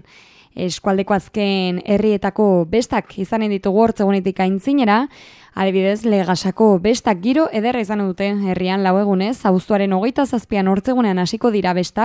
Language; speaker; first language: Basque; native; Basque